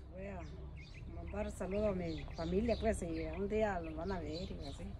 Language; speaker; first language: Spanish; non-native, local second language; Mixtepec Mixtec